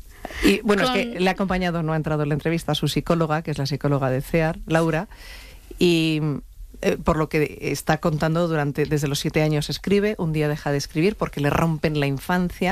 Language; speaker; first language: Spanish; native; Spanish